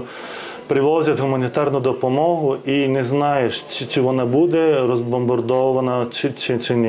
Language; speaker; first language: Ukrainian; non-native, fluent; Lithuanian